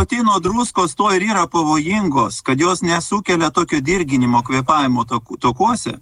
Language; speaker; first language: Lithuanian; native; Lithuanian